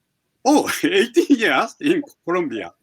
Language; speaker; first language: English; non-native, fluent; Japanese